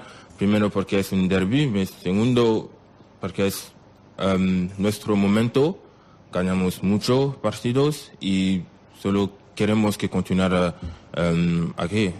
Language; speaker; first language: Spanish; non-native, learner; French